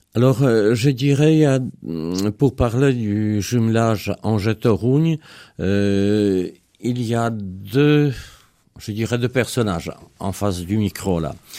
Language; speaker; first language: French; non-native, fluent; Polish